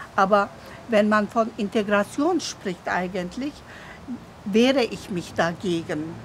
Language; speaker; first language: German; non-native, fluent; Turkish